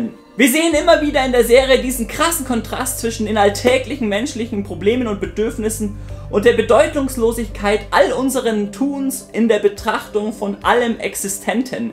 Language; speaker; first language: German; native; German